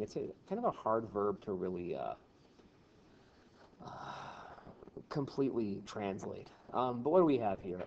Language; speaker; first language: English; native; English